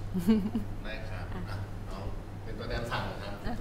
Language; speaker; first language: Thai; native; Thai